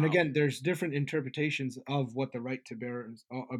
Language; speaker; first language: English; native; English